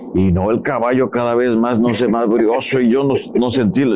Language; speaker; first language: Spanish; native; Spanish